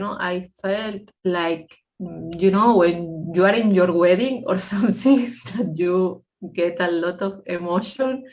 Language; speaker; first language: English; non-native, fluent; Spanish